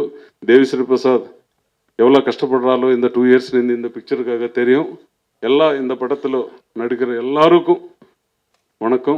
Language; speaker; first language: Tamil; non-native, learner; Telugu